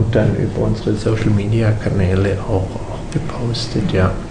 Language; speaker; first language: German; native; German